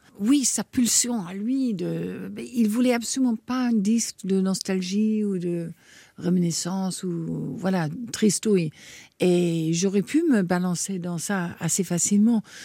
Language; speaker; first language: French; non-native, fluent; English